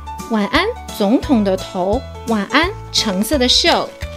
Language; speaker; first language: Chinese; early bilingual, other home language; English